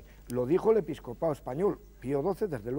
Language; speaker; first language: Spanish; native; Spanish